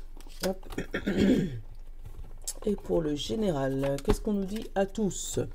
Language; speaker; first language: French; native; French